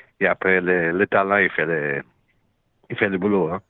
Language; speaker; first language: French; non-native, learner; Portuguese